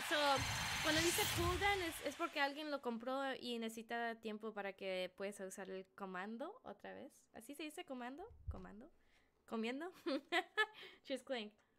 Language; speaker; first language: Spanish; early bilingual, heritage; Spanish